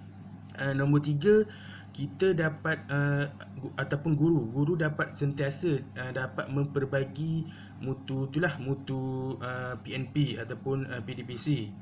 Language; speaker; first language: Malay; native; Malay